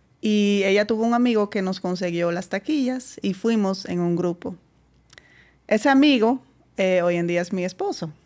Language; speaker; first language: Spanish; non-native, fluent; Dutch